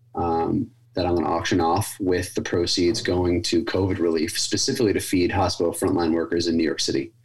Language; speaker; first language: English; native; English